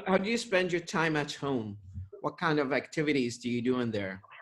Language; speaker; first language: English; non-native, fluent; Arabic